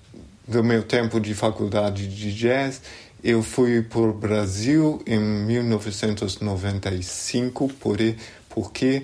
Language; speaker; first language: Portuguese; non-native, fluent; German